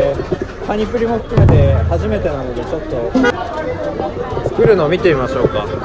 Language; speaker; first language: Japanese; native; Japanese